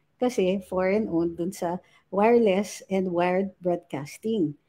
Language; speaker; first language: English; non-native, local second language; Filipino